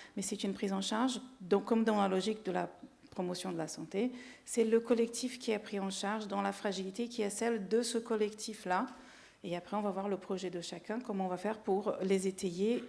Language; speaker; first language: French; native; French